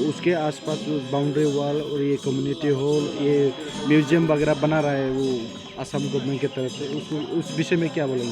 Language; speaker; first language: Hindi; non-native, local second language; Bodo